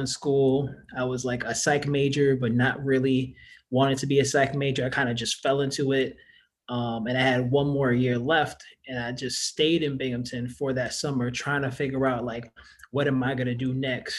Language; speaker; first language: English; native; English